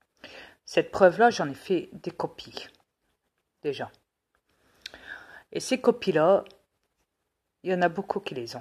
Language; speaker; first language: French; native; French